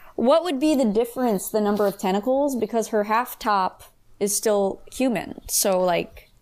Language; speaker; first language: English; native; English